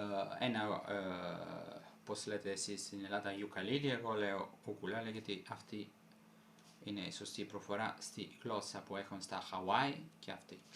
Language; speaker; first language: Greek; non-native, fluent; Italian